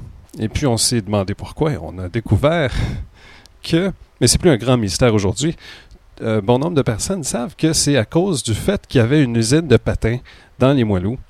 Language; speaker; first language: French; native; French